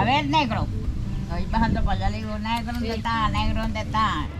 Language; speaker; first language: Spanish; native; Spanish